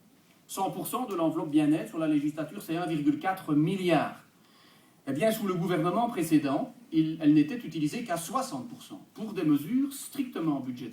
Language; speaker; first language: French; native; French